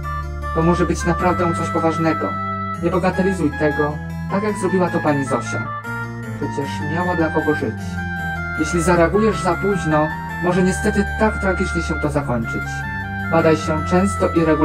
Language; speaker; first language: Polish; native; Polish